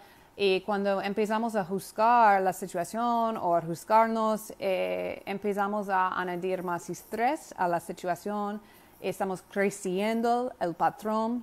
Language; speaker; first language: Spanish; non-native, fluent; English